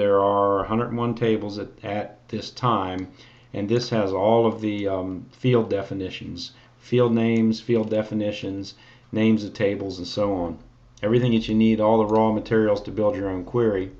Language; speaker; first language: English; native; English